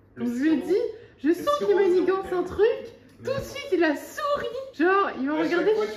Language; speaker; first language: French; native; French